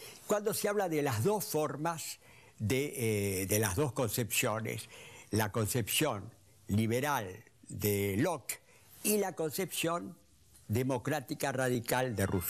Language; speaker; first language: Spanish; native; Spanish